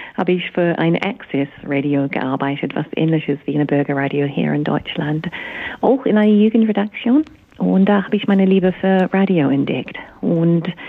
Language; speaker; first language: German; non-native, fluent; English